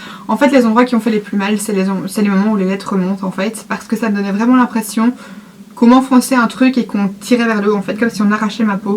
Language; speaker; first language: French; native; French